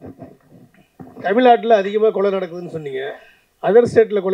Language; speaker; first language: Tamil; native; Tamil